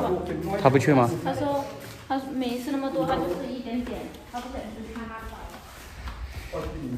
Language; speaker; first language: Chinese; non-native, fluent; Lao